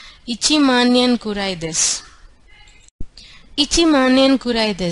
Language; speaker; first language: Japanese; non-native, fluent; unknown